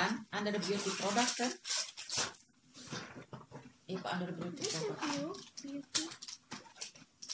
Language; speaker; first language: Dutch; non-native, learner; Indonesian